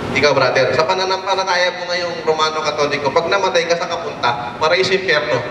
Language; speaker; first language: Filipino; non-native, local second language; Waray